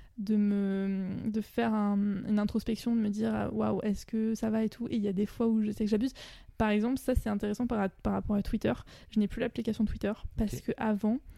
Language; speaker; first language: French; native; French